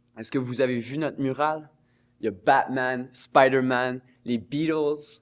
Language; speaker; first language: French; native; French